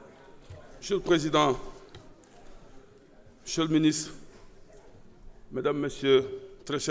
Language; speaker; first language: French; non-native, local second language; Wolof